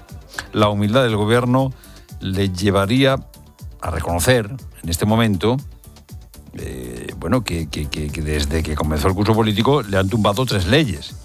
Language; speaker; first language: Spanish; native; Spanish